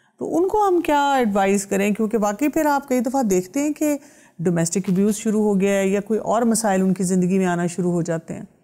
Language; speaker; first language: Urdu; native; Urdu